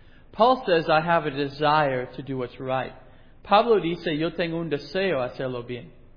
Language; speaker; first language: Spanish; non-native, fluent; English